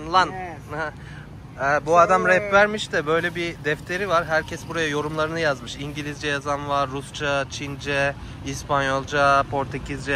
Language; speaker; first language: Turkish; native; Turkish